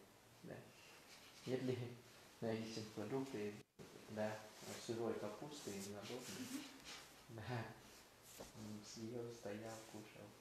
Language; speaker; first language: Russian; non-native, learner; Thai